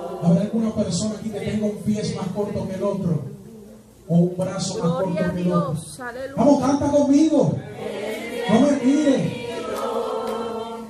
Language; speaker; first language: Spanish; native; Spanish